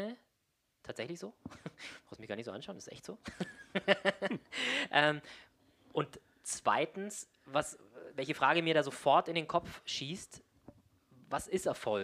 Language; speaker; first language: German; native; German